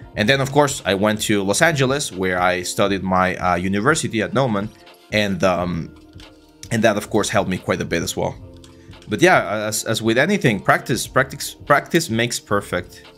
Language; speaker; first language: English; non-native, fluent; Spanish